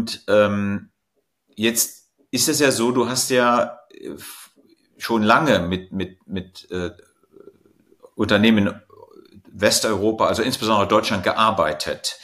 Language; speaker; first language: German; native; German